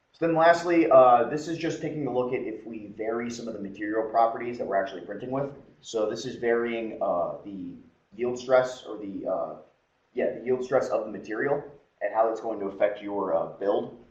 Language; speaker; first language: English; native; English